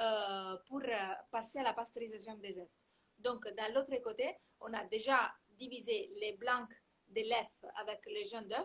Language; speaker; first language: French; non-native, fluent; Italian